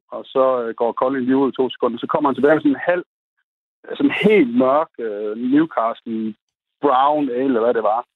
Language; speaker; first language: Danish; native; Danish